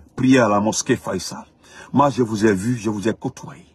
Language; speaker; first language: French; non-native, local second language; Fula